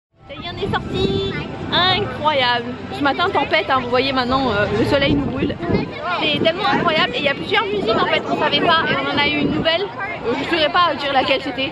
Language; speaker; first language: French; native; French